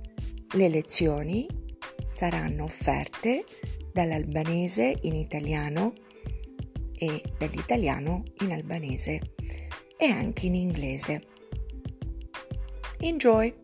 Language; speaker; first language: Italian; non-native, fluent; Albanian